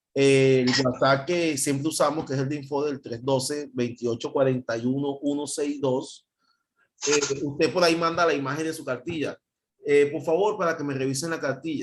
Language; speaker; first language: Spanish; native; Spanish